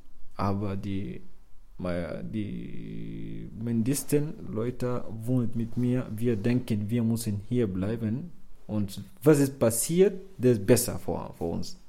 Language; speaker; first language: German; non-native, learner; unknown